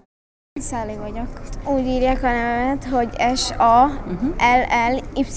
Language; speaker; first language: Hungarian; early bilingual, other home language; Arabic